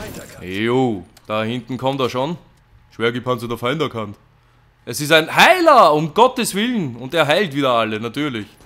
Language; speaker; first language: German; native; German